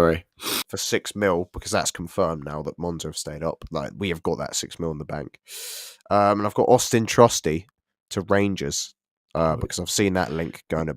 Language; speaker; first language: English; native; English